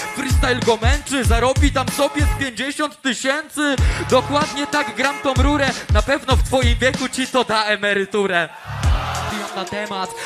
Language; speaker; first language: Polish; native; Polish